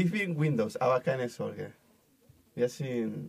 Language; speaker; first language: German; non-native, learner; Spanish